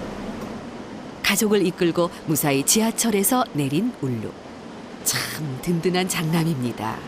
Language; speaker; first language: Korean; native; Korean